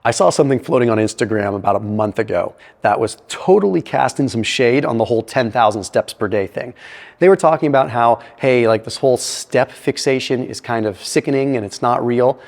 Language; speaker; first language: English; native; English